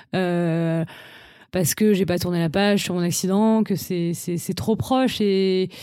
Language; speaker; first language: French; native; French